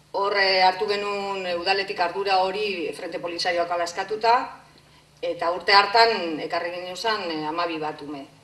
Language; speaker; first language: Basque; native; Basque